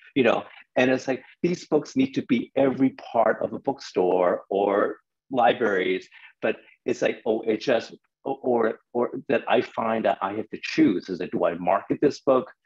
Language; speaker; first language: English; non-native, local second language; Cantonese